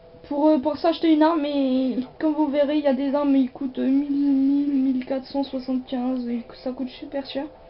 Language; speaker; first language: French; native; French